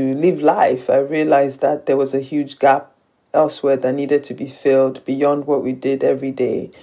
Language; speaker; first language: English; non-native, local second language; Yoruba